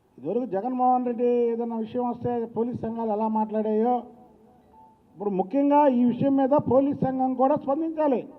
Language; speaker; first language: Telugu; native; Telugu